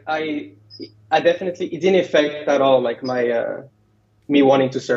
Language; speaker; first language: English; non-native, fluent; Arabic